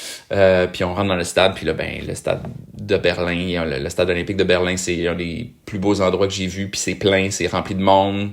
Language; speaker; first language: French; native; French